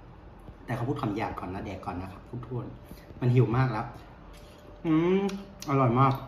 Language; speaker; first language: Thai; non-native, fluent; Vietnamese